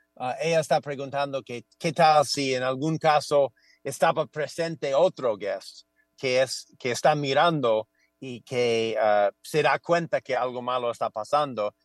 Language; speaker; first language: Spanish; non-native, fluent; English